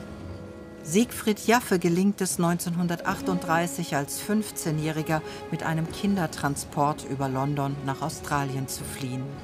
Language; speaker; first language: German; native; German